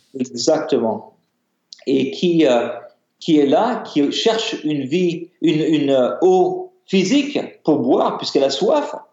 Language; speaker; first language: French; native; French